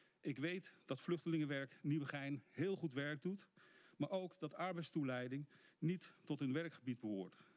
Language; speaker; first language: Dutch; native; Dutch